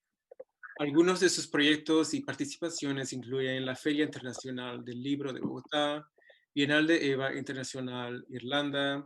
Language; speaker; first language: Spanish; non-native, fluent; English